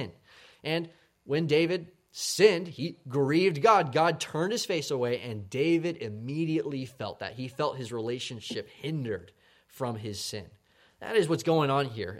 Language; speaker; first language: English; native; English